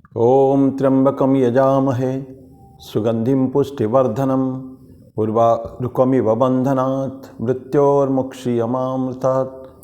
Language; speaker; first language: Hindi; non-native, local second language; Odia